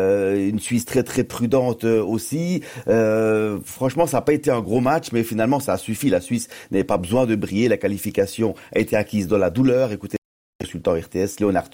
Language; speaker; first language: French; native; French